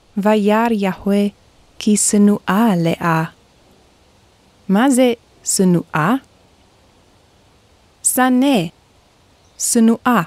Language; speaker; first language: Hebrew; non-native, fluent; Korean